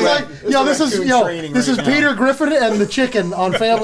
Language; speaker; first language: English; native; English